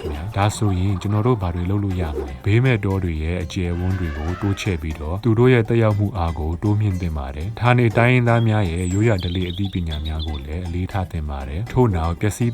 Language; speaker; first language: Burmese; native; Burmese